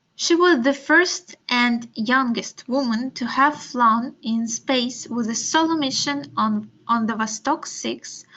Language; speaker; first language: English; non-native, fluent; Russian